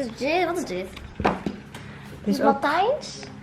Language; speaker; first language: Dutch; early bilingual, other home language; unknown